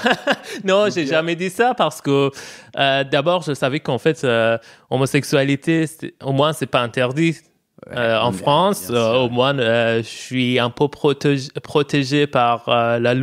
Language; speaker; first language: French; non-native, fluent; Persian